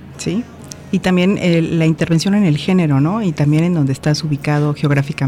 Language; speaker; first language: Spanish; native; Spanish